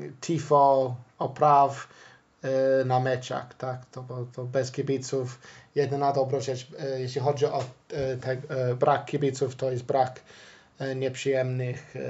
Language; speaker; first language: Polish; non-native, fluent; English